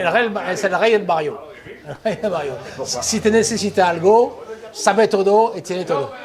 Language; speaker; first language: Spanish; non-native, learner; French